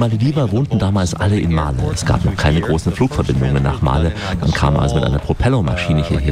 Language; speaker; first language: German; native; German